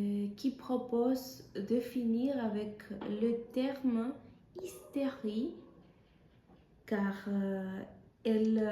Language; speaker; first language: French; non-native, fluent; Spanish